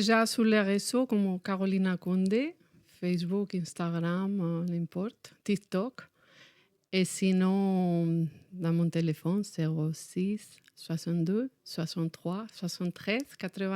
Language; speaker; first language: French; non-native, fluent; Spanish